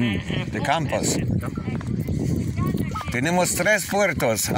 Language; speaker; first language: Spanish; non-native, learner; German